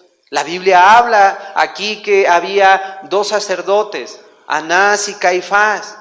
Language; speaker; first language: Spanish; native; Spanish